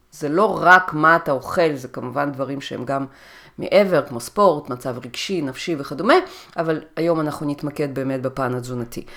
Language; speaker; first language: Hebrew; early bilingual, other home language; Russian